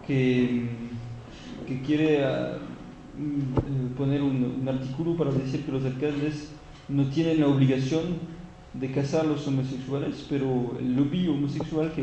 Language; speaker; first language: Spanish; non-native, fluent; French